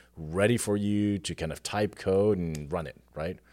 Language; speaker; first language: English; non-native, fluent; Arabic